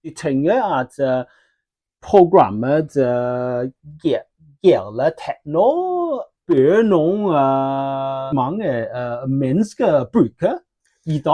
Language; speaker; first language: Norwegian; non-native, learner; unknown